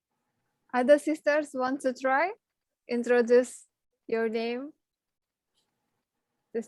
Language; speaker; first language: English; non-native, learner; Indonesian